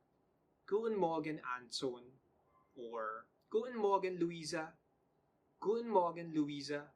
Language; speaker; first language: German; non-native, learner; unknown